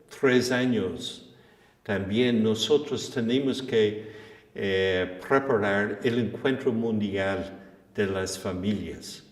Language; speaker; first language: Spanish; non-native, fluent; English